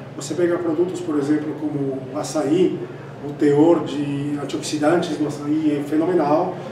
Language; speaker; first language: Portuguese; non-native, fluent; Spanish